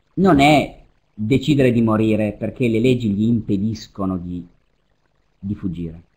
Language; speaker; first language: Italian; native; Italian